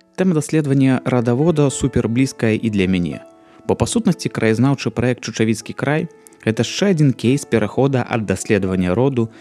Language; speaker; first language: Belarusian; non-native, local second language; Russian